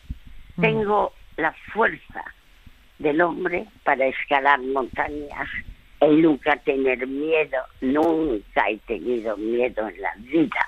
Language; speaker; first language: Spanish; early bilingual, other home language; French